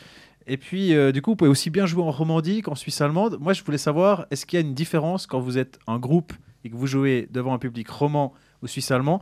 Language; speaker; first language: French; native; French